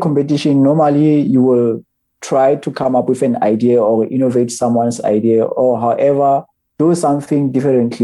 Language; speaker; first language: English; non-native, local second language; Southern Sotho